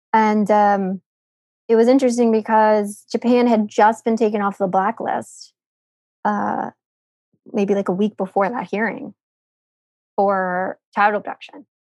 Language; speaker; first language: English; native; English